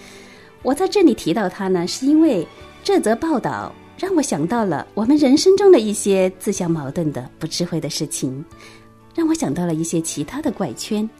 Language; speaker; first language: Chinese; native; Chinese